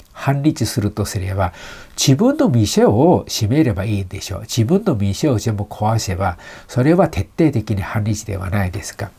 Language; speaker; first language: Japanese; non-native, fluent; Chinese